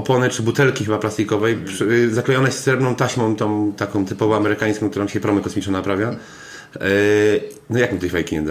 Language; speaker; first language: Polish; native; Polish